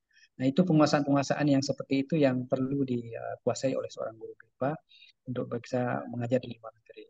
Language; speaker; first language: Indonesian; native; Indonesian